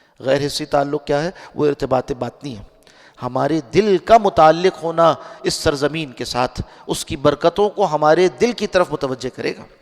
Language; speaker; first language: Urdu; native; Urdu